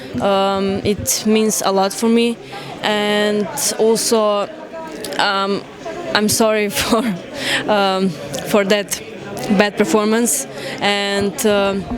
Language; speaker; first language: English; non-native, learner; Slovenian